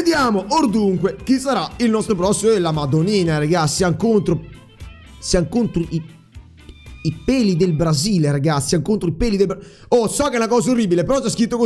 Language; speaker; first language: Italian; native; Italian